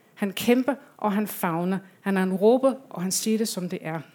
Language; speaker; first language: Danish; non-native, fluent; English